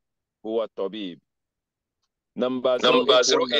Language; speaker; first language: Arabic; non-native, learner; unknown